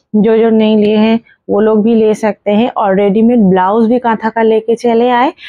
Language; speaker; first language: Hindi; non-native, local second language; Bangla